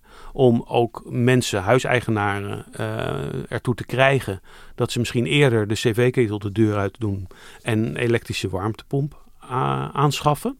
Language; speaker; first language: Dutch; native; Dutch